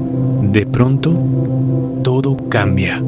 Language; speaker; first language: Spanish; native; Spanish